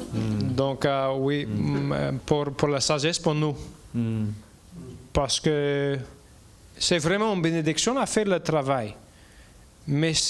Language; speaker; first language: French; non-native, learner; English